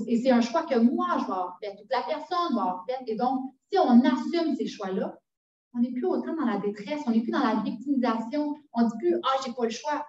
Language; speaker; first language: French; native; French